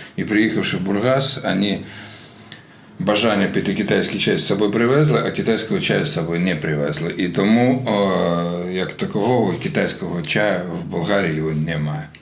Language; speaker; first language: Ukrainian; non-native, local second language; Russian